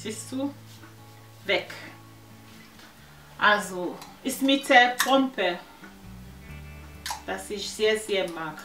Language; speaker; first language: German; non-native, learner; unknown